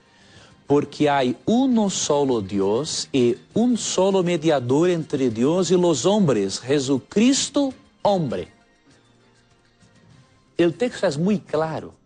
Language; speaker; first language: Spanish; non-native, fluent; Portuguese